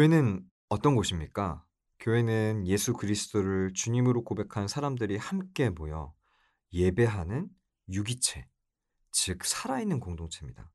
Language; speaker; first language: Korean; native; Korean